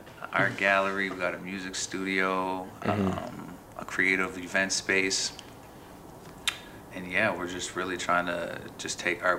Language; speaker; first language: English; native; English